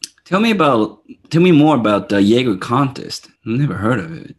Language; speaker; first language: English; non-native, fluent; Japanese